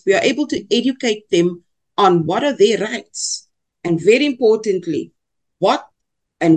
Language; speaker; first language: English; non-native, local second language; Afrikaans